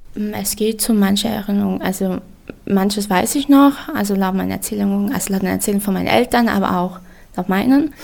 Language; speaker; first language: German; native; German